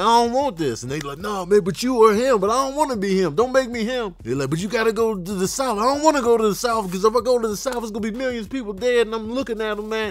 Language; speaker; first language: English; native; English